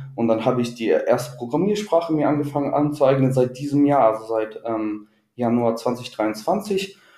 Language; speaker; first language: German; native; German